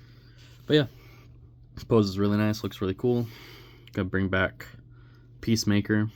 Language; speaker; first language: English; native; English